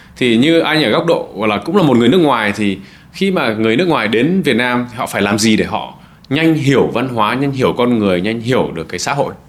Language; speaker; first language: Vietnamese; early bilingual, heritage; Vietnamese